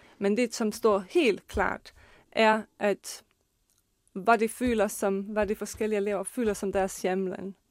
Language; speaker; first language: Danish; non-native, fluent; Bosnian